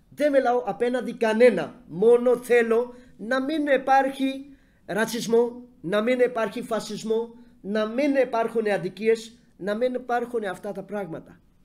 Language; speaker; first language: Greek; non-native, fluent; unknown